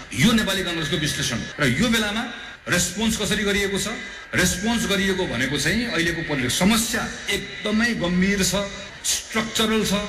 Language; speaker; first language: Nepali; native; Nepali